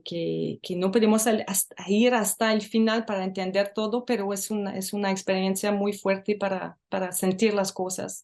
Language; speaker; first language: Spanish; non-native, learner; French